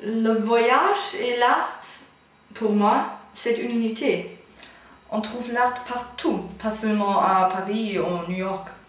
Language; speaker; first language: French; non-native, learner; German